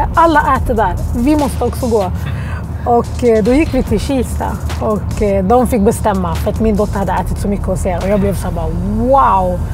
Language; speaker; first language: Swedish; early bilingual, other home language; Arabic